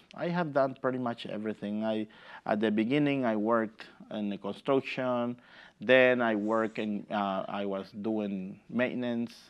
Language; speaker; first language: English; non-native, fluent; Spanish